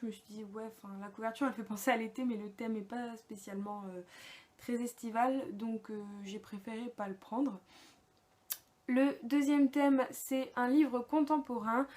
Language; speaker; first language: French; native; French